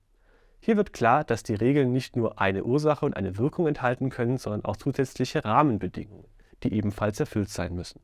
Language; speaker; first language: German; native; German